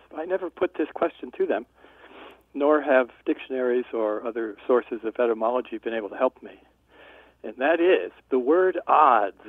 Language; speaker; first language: English; native; English